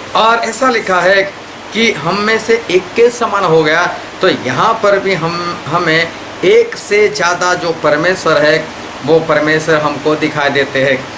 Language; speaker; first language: Hindi; non-native, local second language; Gujarati